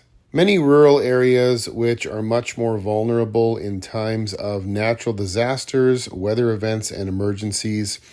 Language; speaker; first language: English; native; English